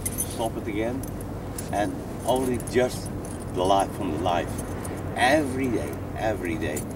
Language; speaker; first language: English; non-native, learner; Dutch